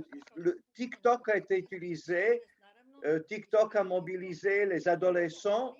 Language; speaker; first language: French; non-native, local second language; Serbian